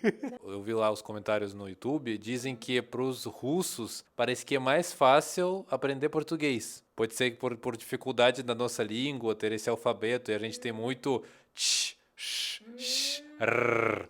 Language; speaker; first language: Portuguese; non-native, fluent; Russian